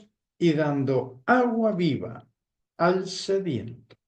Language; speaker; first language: Spanish; native; Spanish